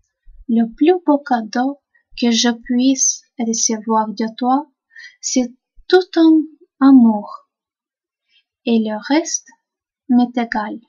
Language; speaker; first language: French; non-native, fluent; Russian